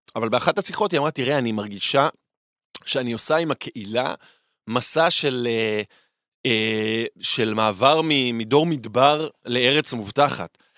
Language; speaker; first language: Hebrew; native; Hebrew